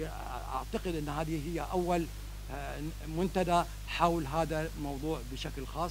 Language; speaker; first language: Arabic; native; Arabic